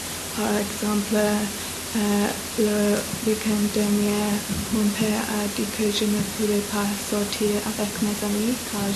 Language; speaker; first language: French; non-native, learner; English